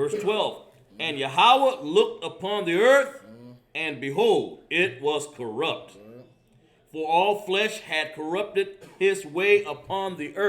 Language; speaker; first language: English; native; English